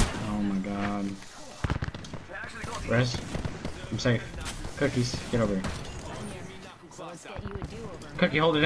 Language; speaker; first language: English; native; English